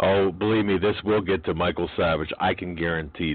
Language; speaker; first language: English; native; English